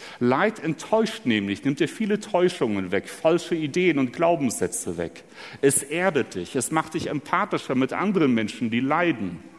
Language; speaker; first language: German; early bilingual, other home language; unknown